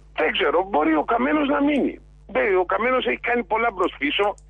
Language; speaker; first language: Greek; native; Greek